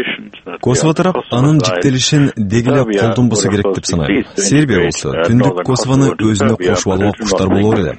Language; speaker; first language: Kyrgyz; native; Kyrgyz